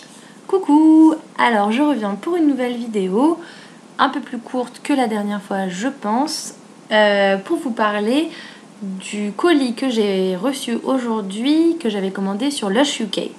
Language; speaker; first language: French; native; French